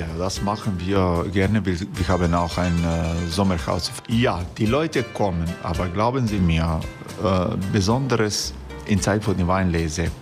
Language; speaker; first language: German; non-native, learner; Croatian